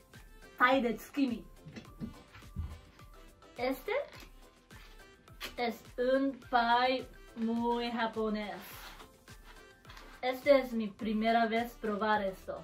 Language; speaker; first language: Spanish; non-native, learner; Japanese